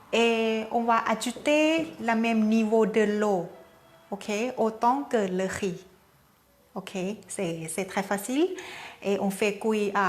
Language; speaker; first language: French; non-native, learner; Thai